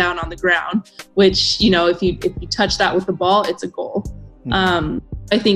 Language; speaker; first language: English; native; English